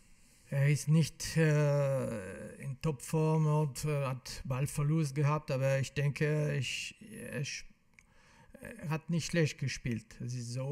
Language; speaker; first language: German; non-native, fluent; French